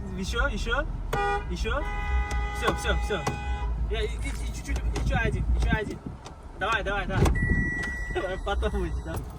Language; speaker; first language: Russian; non-native, learner; Uzbek